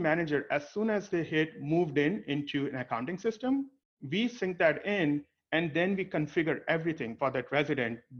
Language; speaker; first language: English; non-native, local second language; Hindi